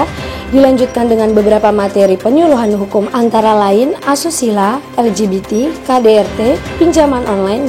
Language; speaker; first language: Indonesian; native; Indonesian